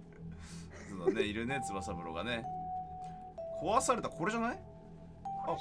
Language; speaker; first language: Japanese; native; Japanese